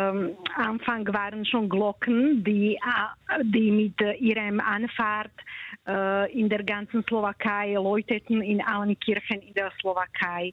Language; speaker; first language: German; non-native, fluent; Slovak